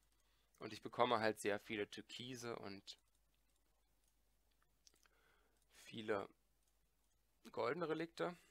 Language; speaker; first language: German; native; German